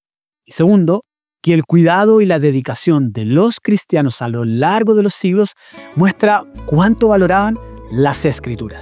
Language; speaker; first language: Spanish; native; Spanish